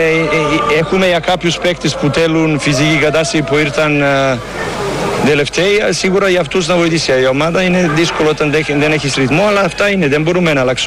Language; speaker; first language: Greek; non-native, learner; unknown